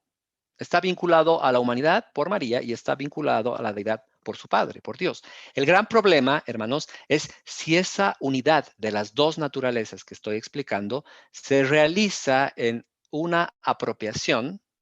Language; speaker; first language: Spanish; native; Spanish